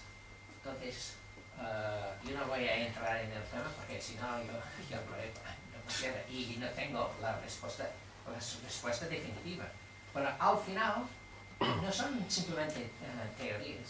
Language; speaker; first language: Spanish; non-native, fluent; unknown